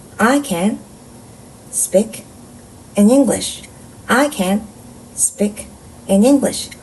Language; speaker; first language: English; non-native, fluent; Korean